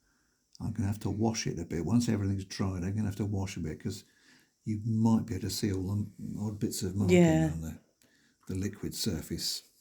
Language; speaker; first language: English; native; English